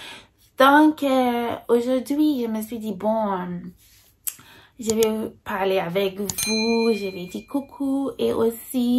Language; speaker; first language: French; non-native, fluent; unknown